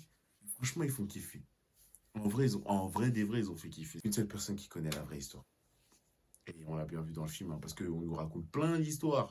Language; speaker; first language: French; native; French